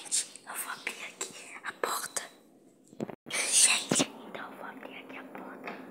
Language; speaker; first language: Portuguese; native; Portuguese